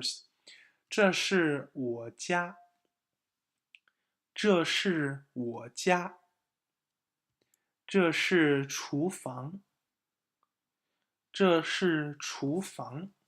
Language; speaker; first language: Chinese; non-native, fluent; English